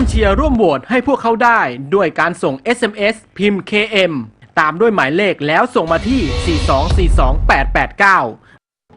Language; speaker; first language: Thai; native; Thai